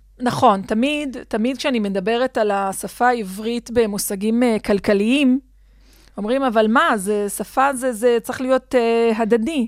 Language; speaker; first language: Hebrew; non-native, local second language; Adyghe